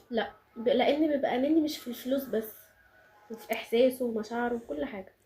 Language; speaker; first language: Arabic; native; Arabic